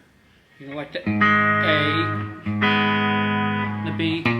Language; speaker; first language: English; native; English